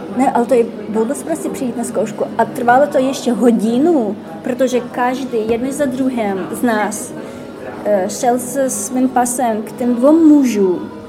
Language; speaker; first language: Czech; non-native, fluent; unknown